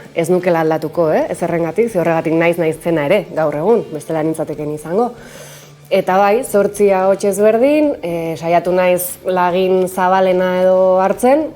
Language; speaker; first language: Basque; native; Basque